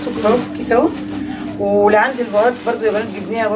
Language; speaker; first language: Arabic; native; Arabic